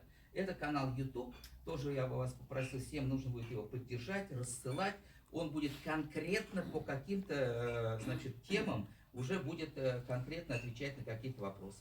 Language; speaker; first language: Russian; native; Russian